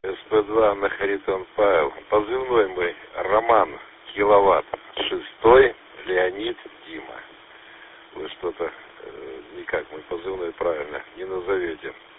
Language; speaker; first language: Russian; native; Russian